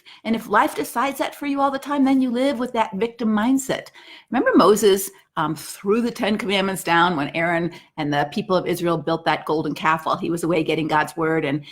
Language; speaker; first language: English; native; English